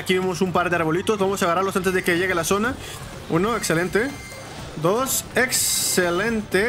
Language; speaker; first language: Spanish; native; Spanish